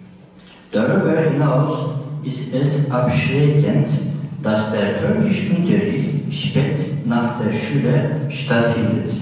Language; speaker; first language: German; non-native, learner; Turkish